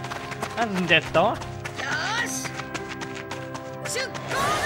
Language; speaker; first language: German; native; German